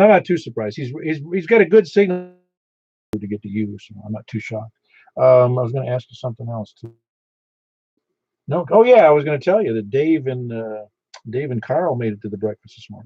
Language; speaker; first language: English; native; English